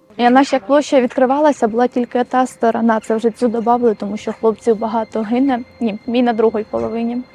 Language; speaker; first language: Ukrainian; native; Ukrainian